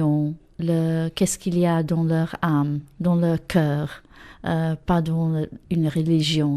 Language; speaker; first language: French; non-native, fluent; English